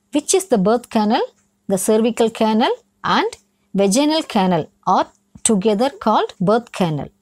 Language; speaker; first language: English; non-native, local second language; Tamil